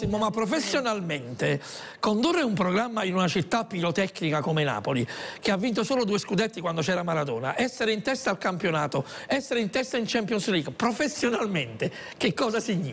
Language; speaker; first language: Italian; native; Italian